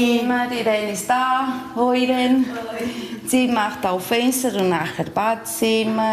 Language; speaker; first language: German; non-native, learner; Portuguese